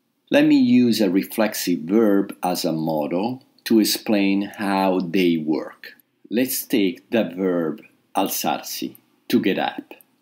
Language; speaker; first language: English; non-native, fluent; Italian